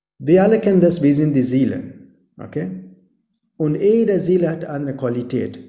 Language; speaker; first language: German; non-native, fluent; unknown